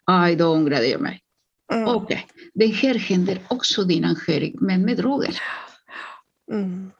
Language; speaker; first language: Swedish; non-native, fluent; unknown